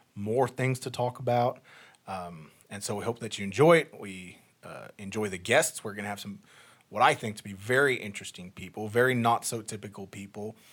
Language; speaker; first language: English; native; English